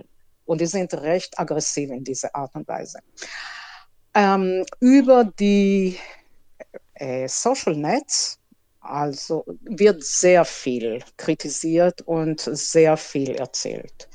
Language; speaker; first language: German; non-native, fluent; Hebrew